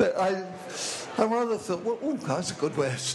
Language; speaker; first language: English; native; English